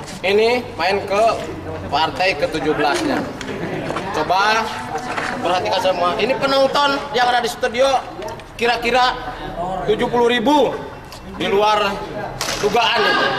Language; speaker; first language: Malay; non-native, local second language; Javanese